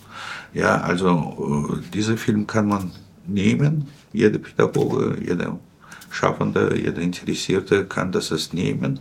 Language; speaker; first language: German; non-native, fluent; Russian